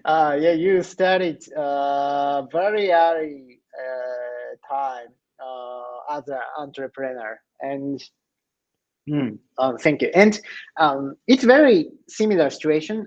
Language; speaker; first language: English; non-native, learner; Japanese